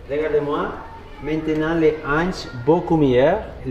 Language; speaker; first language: French; non-native, learner; Spanish